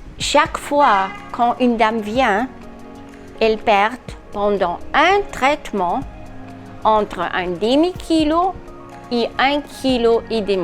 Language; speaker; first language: French; non-native, learner; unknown